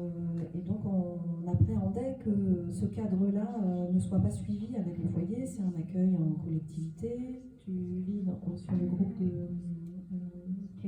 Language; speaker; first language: French; native; French